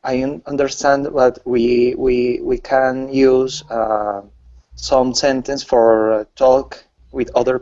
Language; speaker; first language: English; non-native, learner; Spanish